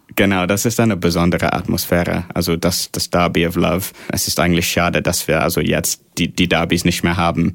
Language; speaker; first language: German; non-native, fluent; English